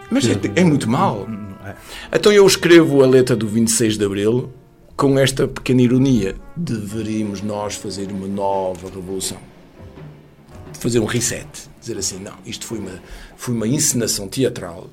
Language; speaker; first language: Portuguese; early bilingual, heritage; French